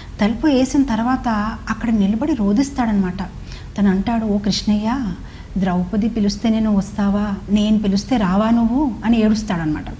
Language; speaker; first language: Telugu; non-native, fluent; Hindi